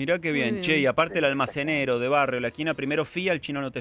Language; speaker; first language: Spanish; native; Spanish